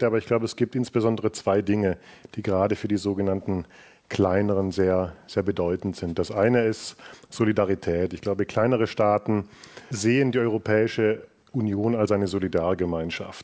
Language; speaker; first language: German; native; German